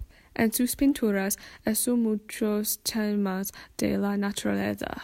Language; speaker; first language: Spanish; non-native, learner; English